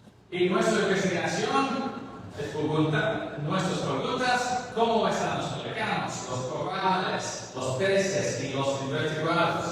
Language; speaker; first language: Spanish; non-native, learner; English